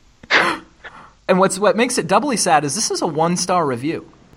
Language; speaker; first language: English; native; English